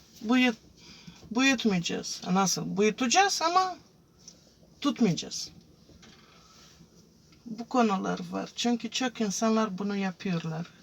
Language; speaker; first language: Turkish; non-native, fluent; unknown